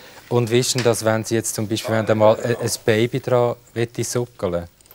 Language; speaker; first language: German; native; German